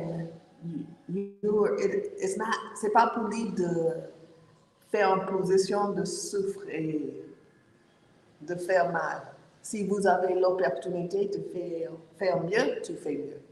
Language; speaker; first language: French; non-native, learner; English